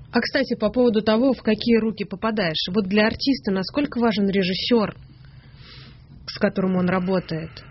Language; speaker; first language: Russian; native; Russian